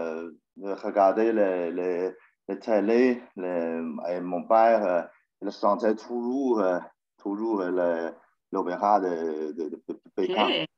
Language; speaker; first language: French; non-native, learner; Chinese